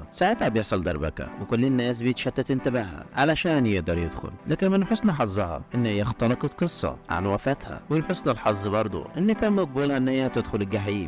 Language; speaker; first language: Arabic; native; Arabic